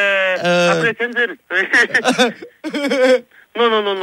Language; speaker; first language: French; non-native, learner; Japanese